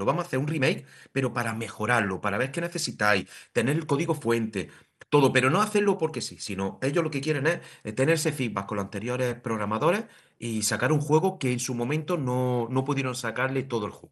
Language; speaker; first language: Spanish; native; Spanish